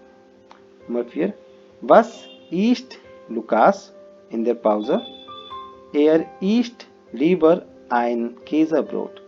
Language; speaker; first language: German; non-native, fluent; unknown